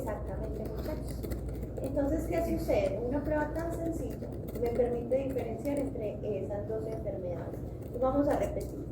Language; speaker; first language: Spanish; native; Spanish